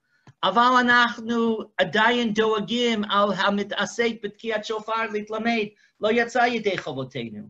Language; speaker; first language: Hebrew; non-native, fluent; English